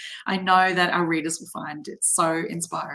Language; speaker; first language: English; native; English